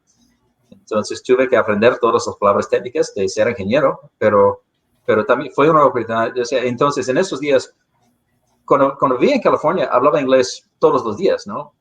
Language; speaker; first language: Spanish; non-native, fluent; English